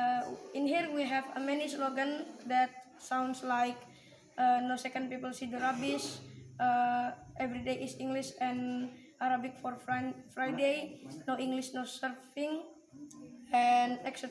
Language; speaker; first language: English; non-native, learner; Indonesian